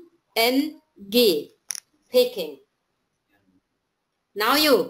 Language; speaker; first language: English; non-native, fluent; German